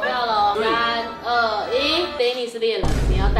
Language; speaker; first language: Chinese; native; Chinese